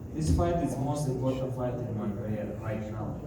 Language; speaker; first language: English; non-native, learner; Russian